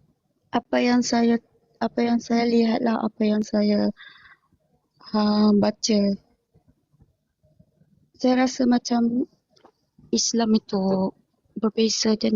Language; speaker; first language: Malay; non-native, local second language; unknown